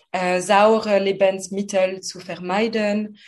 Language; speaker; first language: German; non-native, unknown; French